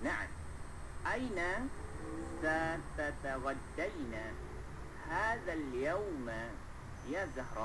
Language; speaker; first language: Arabic; non-native, fluent; Malay